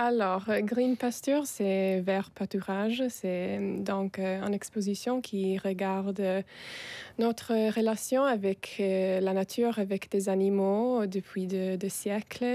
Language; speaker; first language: French; non-native, fluent; Italian